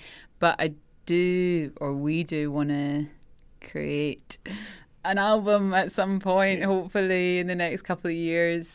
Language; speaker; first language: English; native; English